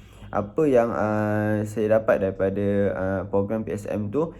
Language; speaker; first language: Malay; native; Malay